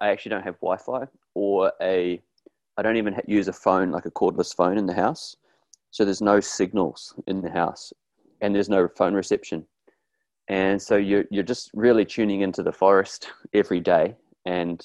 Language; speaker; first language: English; native; English